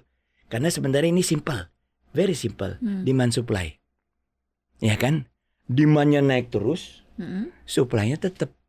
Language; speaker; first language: Indonesian; native; Indonesian